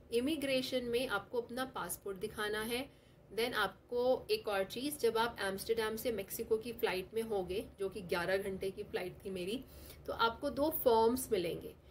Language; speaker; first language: Hindi; non-native, local second language; Telugu